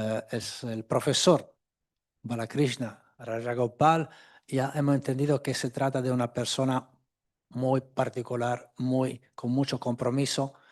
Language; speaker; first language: Spanish; non-native, fluent; Italian